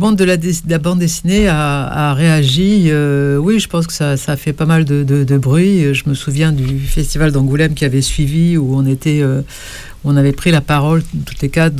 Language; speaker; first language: French; native; French